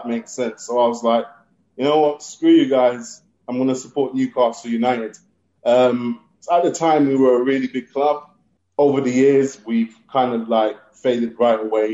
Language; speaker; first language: English; native; English